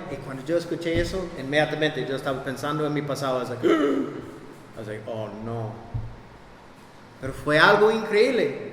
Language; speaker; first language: Spanish; non-native, fluent; English